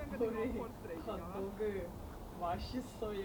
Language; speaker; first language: Korean; non-native, learner; Russian